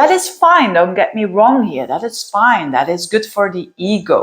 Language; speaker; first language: English; non-native, fluent; Dutch